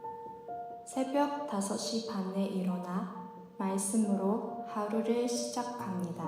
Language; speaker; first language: Korean; non-native, fluent; Khmer